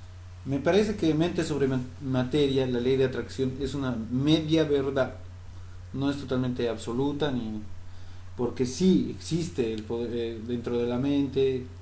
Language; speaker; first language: Spanish; native; Spanish